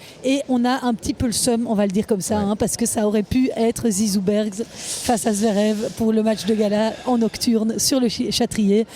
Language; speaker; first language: French; native; French